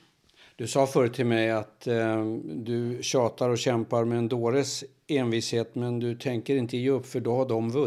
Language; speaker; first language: Swedish; native; Swedish